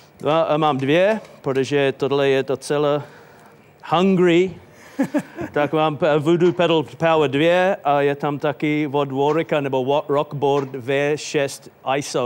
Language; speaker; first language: Czech; non-native, fluent; English